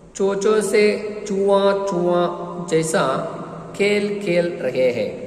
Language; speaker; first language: Hindi; non-native, local second language; Kannada